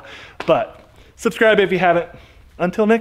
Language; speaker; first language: English; native; English